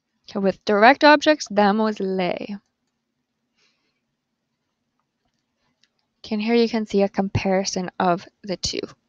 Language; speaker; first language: English; native; English